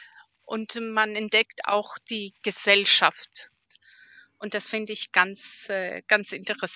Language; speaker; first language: German; early bilingual, heritage; German